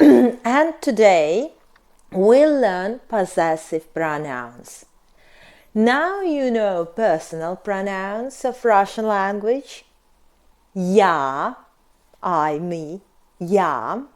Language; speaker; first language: English; non-native, fluent; Russian